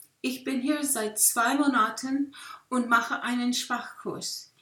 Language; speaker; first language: German; non-native, learner; English